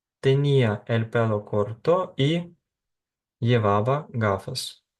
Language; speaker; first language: Spanish; non-native, fluent; Ukrainian